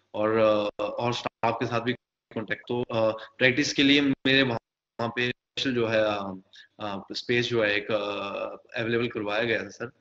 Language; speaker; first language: Hindi; native; Hindi